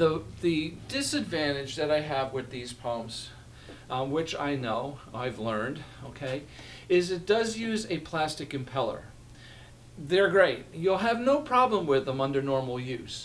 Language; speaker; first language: English; native; English